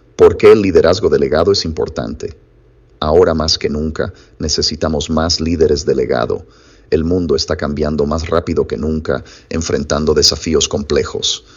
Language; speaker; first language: Spanish; non-native, fluent; English